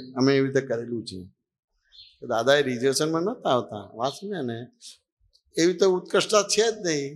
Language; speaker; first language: Gujarati; native; Gujarati